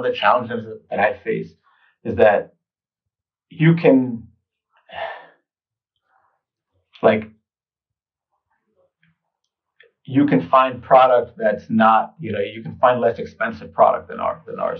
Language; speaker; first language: English; native; English